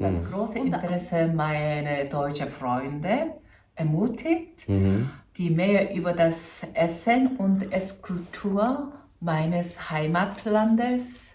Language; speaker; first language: German; non-native, fluent; Korean